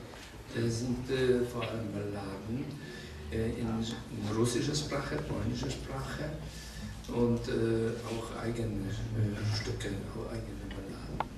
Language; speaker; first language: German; non-native, fluent; Polish